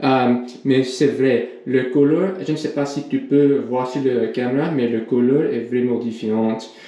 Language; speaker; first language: French; non-native, learner; English